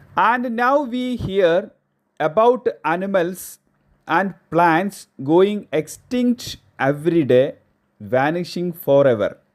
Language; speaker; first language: English; non-native, local second language; Malayalam